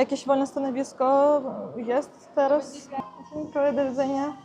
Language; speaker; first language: Polish; non-native, learner; Russian